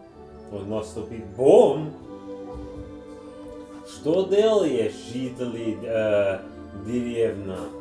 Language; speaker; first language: Russian; non-native, learner; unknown